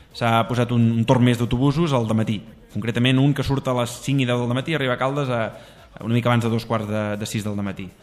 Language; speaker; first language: Catalan; native; Catalan